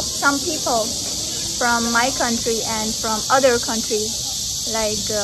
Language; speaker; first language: English; non-native, local second language; Hindi